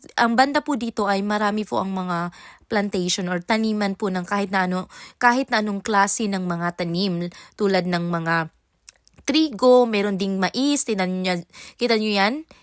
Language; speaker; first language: Filipino; non-native, local second language; Cebuano